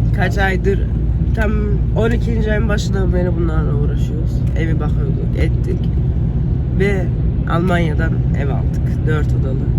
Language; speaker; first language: Turkish; early bilingual, heritage; Turkish